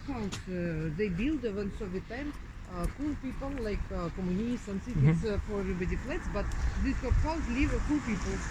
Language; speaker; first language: English; non-native, learner; Russian